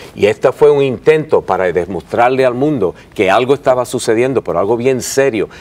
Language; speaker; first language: Spanish; early bilingual, heritage; Spanish